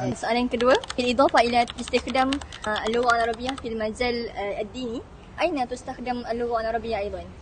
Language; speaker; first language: Arabic; non-native, learner; Malay